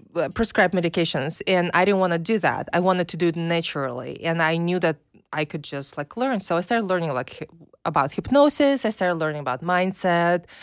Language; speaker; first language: English; non-native, fluent; Russian